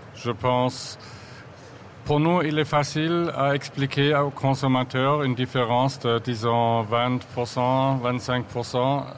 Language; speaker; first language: French; non-native, fluent; German